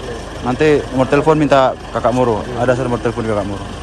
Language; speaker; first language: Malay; non-native, local second language; Javanese